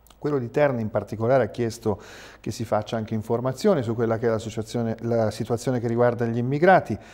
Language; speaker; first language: Italian; native; Italian